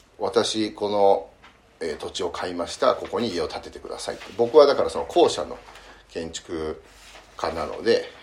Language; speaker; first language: Japanese; early bilingual, heritage; Japanese